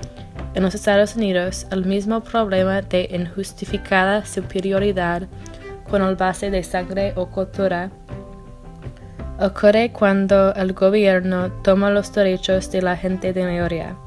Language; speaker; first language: Spanish; non-native, learner; English